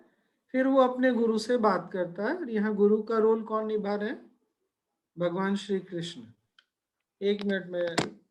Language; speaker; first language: Hindi; native; Hindi